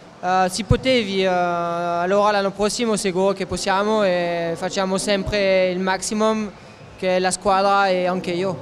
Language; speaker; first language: Italian; non-native, fluent; French